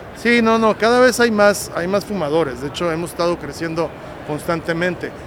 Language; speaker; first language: Spanish; native; Spanish